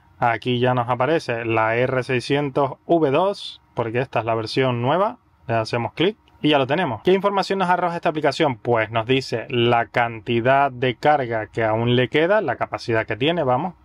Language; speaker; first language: Spanish; native; Spanish